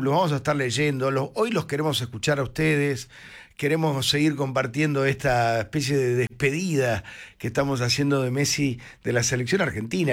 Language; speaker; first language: Spanish; native; Spanish